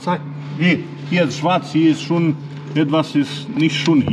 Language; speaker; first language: German; non-native, learner; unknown